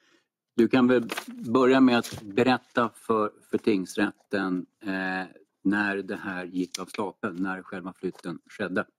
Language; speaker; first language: Swedish; native; Swedish